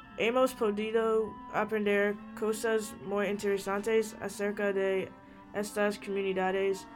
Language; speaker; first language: Spanish; non-native, fluent; English